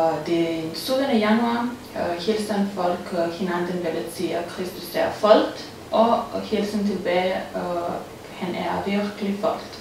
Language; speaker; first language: Danish; non-native, learner; Serbian